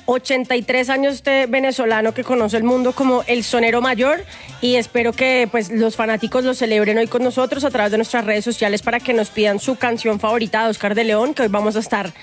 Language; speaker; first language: Spanish; native; Spanish